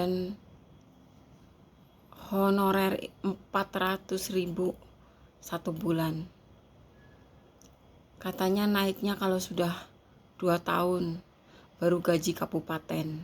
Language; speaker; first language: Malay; non-native, local second language; Javanese